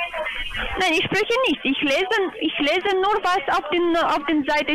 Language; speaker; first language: German; non-native, learner; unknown